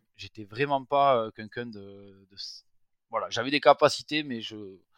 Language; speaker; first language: French; native; French